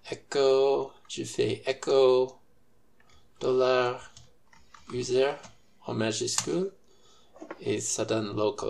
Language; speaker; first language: French; non-native, fluent; English